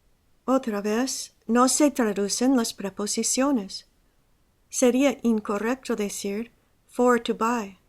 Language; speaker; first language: Spanish; non-native, fluent; English